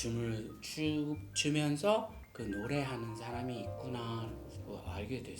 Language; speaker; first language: Korean; non-native, learner; Japanese